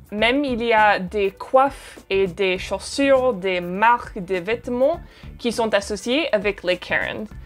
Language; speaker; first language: French; non-native, fluent; English